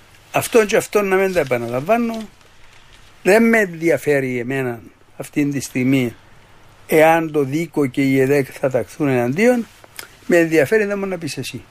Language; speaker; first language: Greek; native; Greek